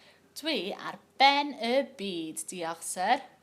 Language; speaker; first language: Welsh; non-native, local second language; English